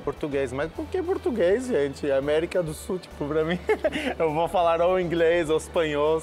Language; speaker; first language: Portuguese; non-native, fluent; Arabic